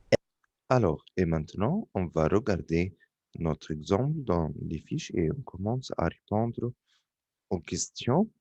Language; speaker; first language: French; non-native, fluent; Arabic